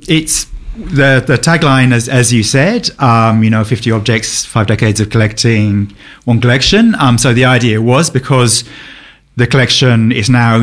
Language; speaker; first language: English; native; English